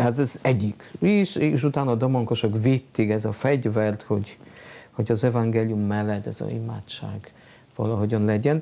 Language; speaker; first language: Hungarian; non-native, fluent; Polish